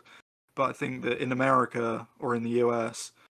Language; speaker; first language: English; native; English